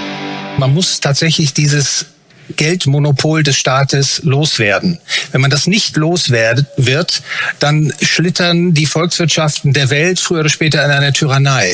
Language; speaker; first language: German; native; German